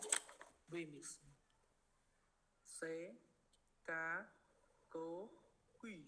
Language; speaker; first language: French; non-native, learner; Khmer